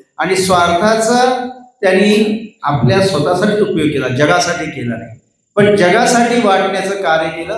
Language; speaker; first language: Marathi; non-native, local second language; Hindi